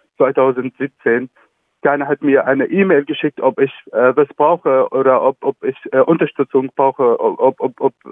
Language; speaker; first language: German; non-native, fluent; Arabic